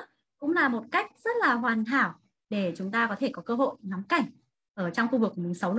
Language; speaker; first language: Vietnamese; native; Vietnamese